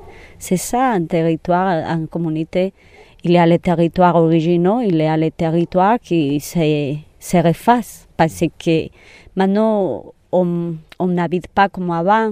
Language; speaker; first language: French; non-native, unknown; Spanish